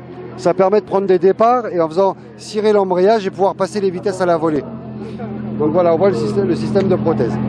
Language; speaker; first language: French; native; French